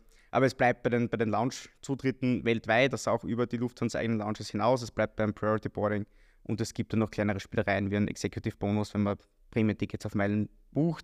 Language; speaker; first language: German; native; German